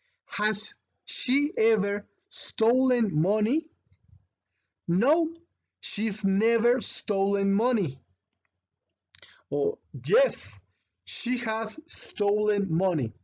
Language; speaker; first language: English; non-native, fluent; Spanish